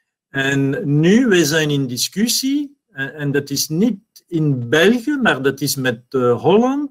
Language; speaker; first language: Dutch; non-native, learner; French